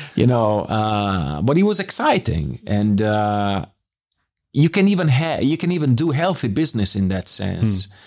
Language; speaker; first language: English; non-native, fluent; Italian